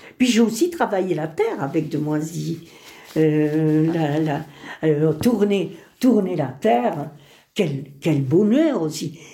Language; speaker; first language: French; early bilingual, other home language; Spanish